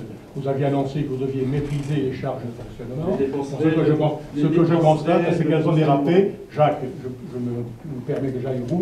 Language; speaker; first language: French; native; French